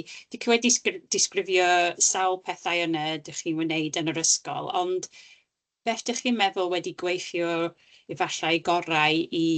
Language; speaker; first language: Welsh; non-native, local second language; English